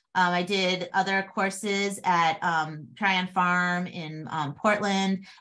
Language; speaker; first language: English; native; English